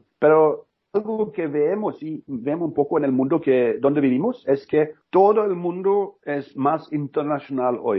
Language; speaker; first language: Spanish; non-native, learner; Norwegian